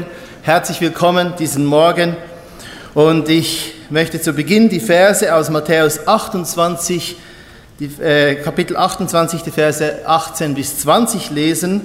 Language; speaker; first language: German; native; German